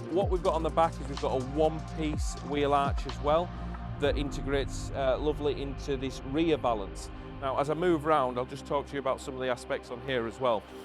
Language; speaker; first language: English; native; English